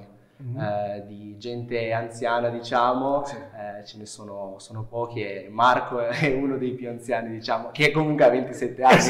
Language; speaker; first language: Italian; native; Italian